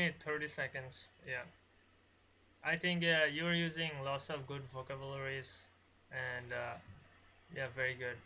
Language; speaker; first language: English; non-native, learner; Bangla